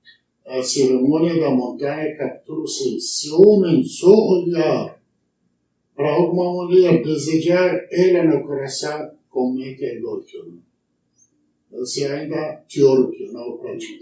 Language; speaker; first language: Portuguese; non-native, learner; Arabic